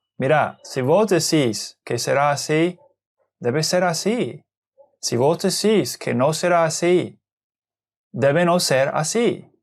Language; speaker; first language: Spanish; non-native, fluent; English